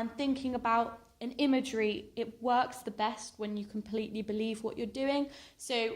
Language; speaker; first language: English; native; English